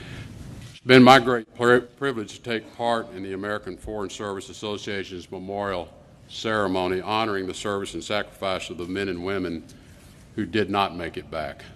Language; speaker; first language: English; native; English